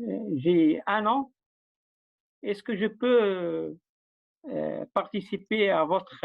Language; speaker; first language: French; non-native, learner; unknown